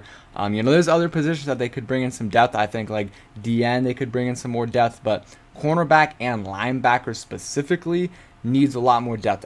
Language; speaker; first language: English; native; English